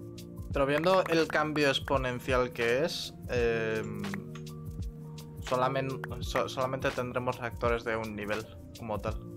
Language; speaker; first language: Spanish; native; Spanish